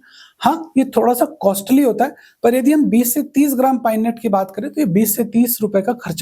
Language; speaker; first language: Hindi; native; Hindi